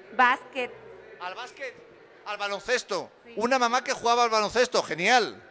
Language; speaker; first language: Spanish; native; Spanish